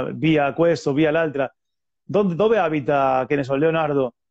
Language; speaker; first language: Italian; non-native, fluent; Spanish